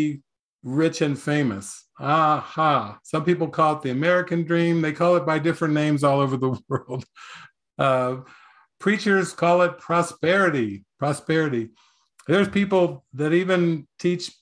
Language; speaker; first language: English; native; English